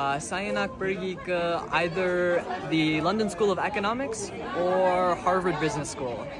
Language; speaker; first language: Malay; non-native, learner; English